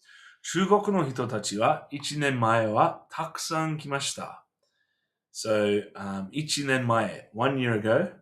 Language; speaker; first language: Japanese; non-native, fluent; English